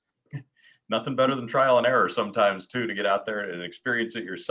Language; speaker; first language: English; native; English